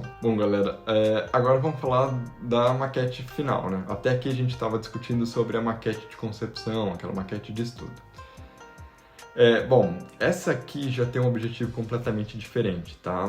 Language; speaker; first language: Portuguese; native; Portuguese